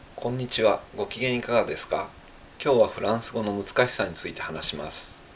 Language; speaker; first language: Japanese; native; Japanese